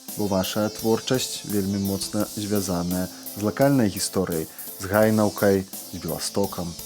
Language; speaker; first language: Belarusian; native; Belarusian